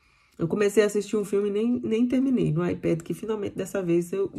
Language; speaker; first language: Portuguese; native; Portuguese